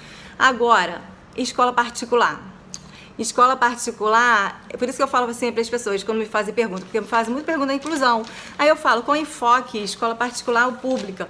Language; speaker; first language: Portuguese; native; Portuguese